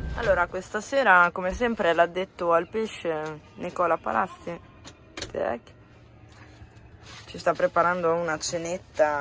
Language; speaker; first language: Italian; native; Italian